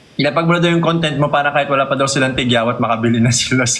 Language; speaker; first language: Filipino; native; Filipino